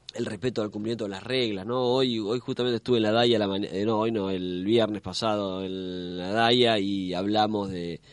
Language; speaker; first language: Spanish; native; Spanish